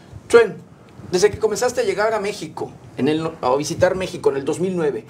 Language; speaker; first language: Spanish; native; Spanish